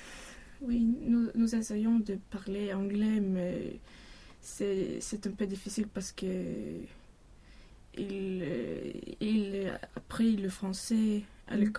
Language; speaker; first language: French; non-native, learner; Swedish